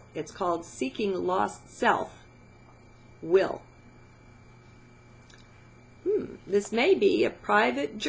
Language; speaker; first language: English; native; English